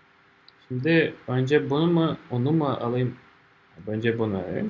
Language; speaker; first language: Turkish; non-native, fluent; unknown